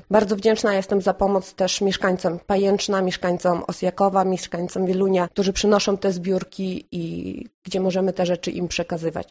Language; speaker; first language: Polish; non-native, fluent; Ukrainian